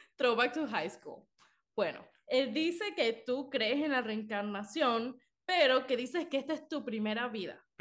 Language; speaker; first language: Spanish; early bilingual, other home language; English